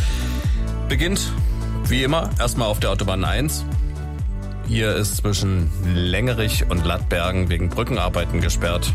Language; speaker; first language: German; native; German